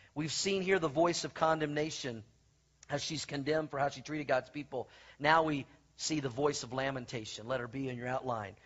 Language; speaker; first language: English; native; English